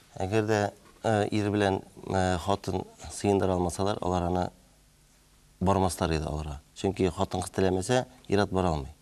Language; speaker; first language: Tatar; native; Tatar